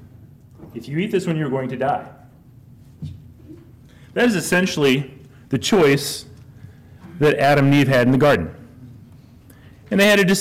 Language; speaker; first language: English; native; English